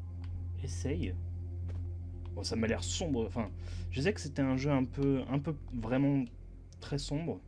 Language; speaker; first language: French; native; French